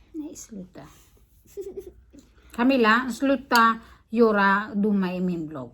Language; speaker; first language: Swedish; non-native, learner; Filipino